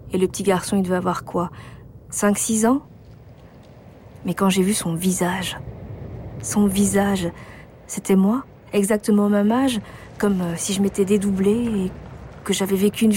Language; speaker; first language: French; native; French